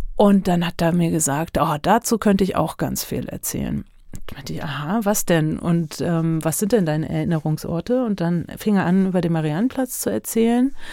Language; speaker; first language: German; early bilingual, other home language; Turkish